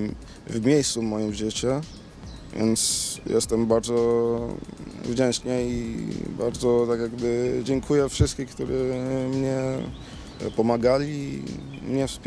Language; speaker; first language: Polish; early bilingual, other home language; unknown